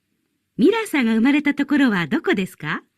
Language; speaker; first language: Japanese; non-native, learner; Indonesian